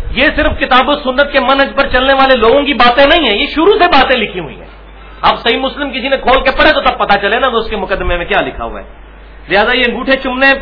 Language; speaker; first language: Urdu; non-native, local second language; Punjabi